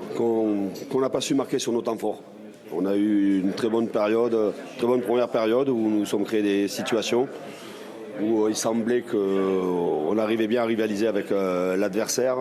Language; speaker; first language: French; native; French